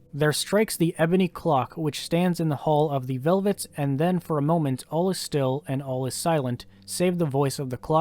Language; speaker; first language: English; native; English